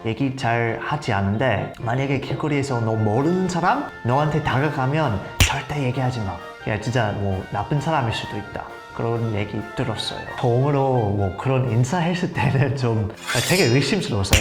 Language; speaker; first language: Korean; non-native, fluent; English